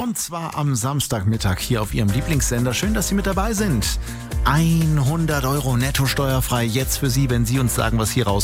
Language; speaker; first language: German; native; German